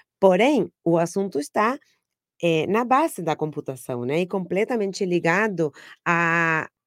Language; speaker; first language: Portuguese; non-native, fluent; Spanish